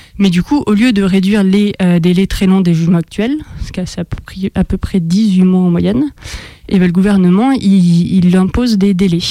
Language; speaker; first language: French; native; French